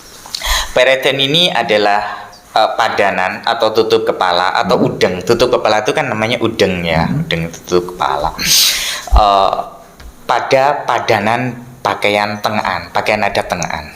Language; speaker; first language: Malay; non-native, local second language; Madurese